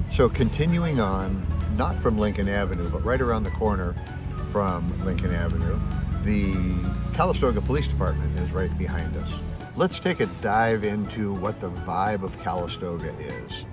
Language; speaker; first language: English; native; English